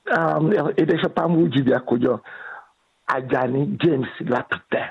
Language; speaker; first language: Hungarian; non-native, learner; Yoruba